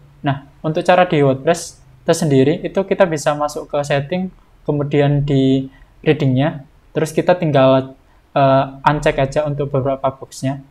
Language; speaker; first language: Indonesian; native; Indonesian